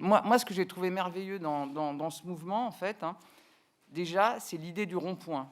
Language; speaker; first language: French; native; French